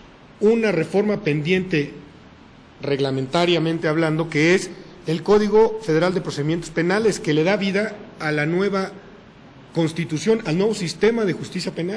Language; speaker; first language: Spanish; native; Spanish